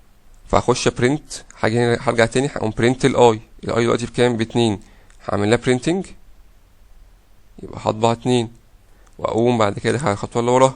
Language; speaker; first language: Arabic; native; Arabic